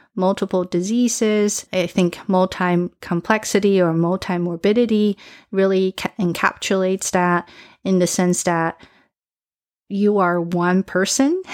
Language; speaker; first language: English; early bilingual, other home language; Chinese